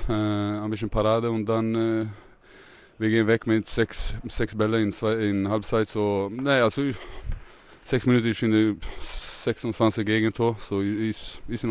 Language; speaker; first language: German; non-native, learner; Swedish